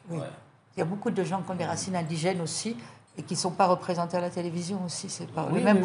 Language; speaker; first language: French; native; French